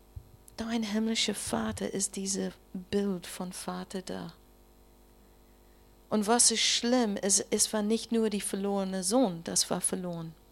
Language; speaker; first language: German; non-native, learner; English